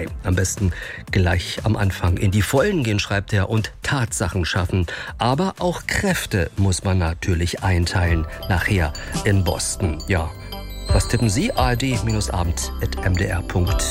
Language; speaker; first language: German; native; German